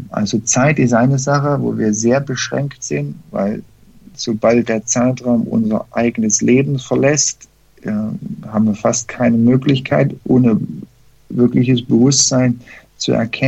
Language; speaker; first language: German; early bilingual, heritage; German